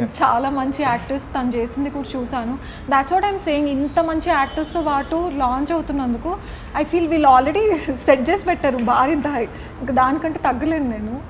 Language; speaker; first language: Telugu; non-native, local second language; Marathi